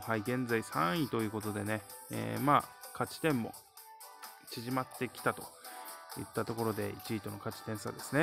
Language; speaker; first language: Japanese; native; Japanese